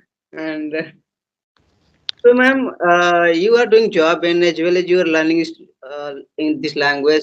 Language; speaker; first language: English; non-native, learner; Hindi